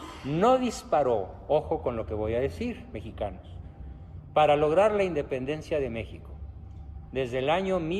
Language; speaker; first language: Spanish; native; Spanish